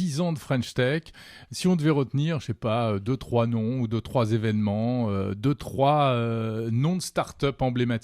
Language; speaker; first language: French; native; French